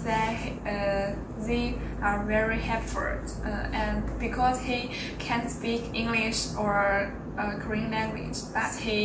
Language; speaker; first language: English; non-native, learner; Chinese